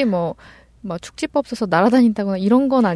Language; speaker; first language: Korean; native; Korean